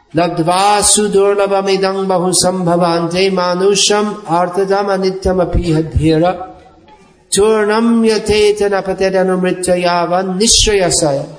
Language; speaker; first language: Bangla; non-native, fluent; English